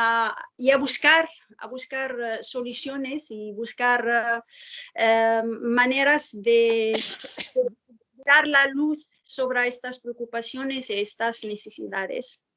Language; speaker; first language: Spanish; non-native, fluent; Arabic